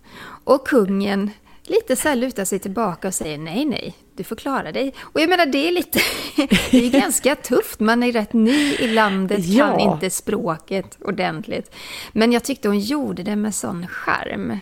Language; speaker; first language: Swedish; native; Swedish